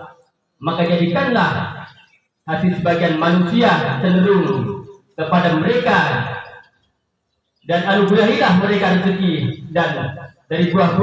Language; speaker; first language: Indonesian; native; Indonesian